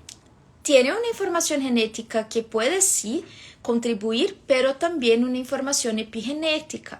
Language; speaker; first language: Spanish; non-native, fluent; Portuguese